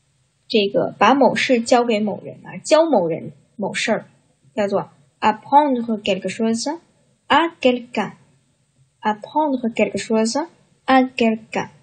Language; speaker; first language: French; non-native, fluent; Chinese